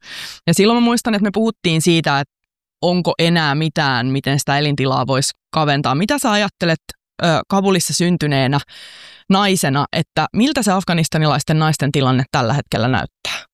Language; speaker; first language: Finnish; native; Finnish